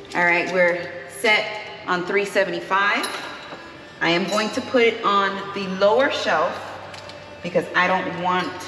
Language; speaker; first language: English; early bilingual, other home language; Spanish